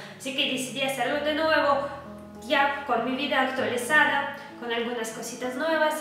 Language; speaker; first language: Spanish; non-native, fluent; Russian